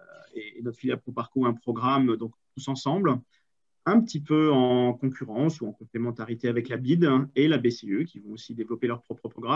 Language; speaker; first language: French; native; French